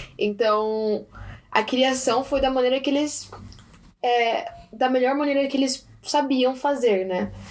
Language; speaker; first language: Portuguese; early bilingual, heritage; Portuguese